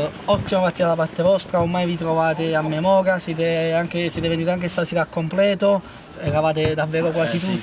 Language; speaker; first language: Italian; native; Italian